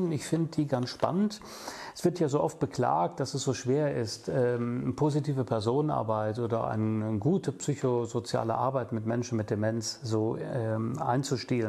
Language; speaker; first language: German; native; German